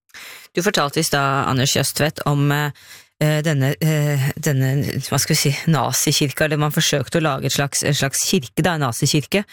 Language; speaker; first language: Norwegian; native; Norwegian